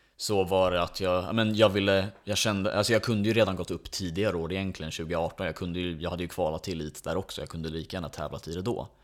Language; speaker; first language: Swedish; native; Swedish